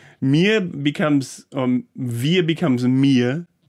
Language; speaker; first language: English; non-native, fluent; German